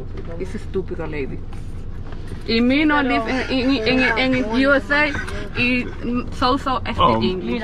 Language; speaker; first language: English; non-native, learner; Spanish